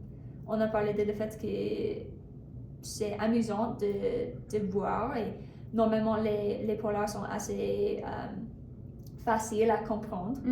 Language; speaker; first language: French; non-native, learner; English